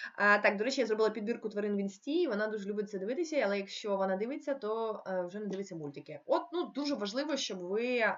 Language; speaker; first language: Ukrainian; non-native, local second language; Russian